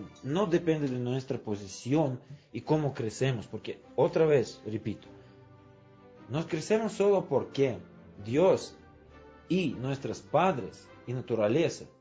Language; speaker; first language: Spanish; non-native, fluent; Russian